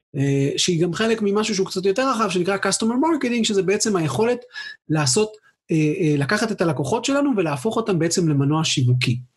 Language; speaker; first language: Hebrew; native; Hebrew